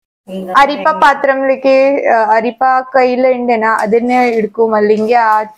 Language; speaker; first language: Malayalam; non-native, local second language; Hindi